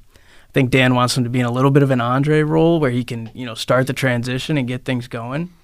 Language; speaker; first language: English; native; English